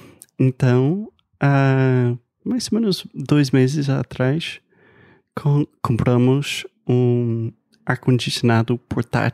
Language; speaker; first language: Portuguese; non-native, fluent; English